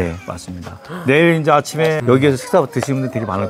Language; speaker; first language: Korean; native; Korean